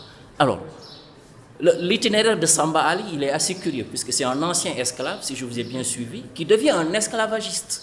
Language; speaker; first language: French; non-native, local second language; Fula